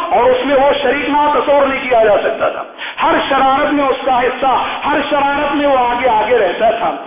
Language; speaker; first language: Urdu; native; Urdu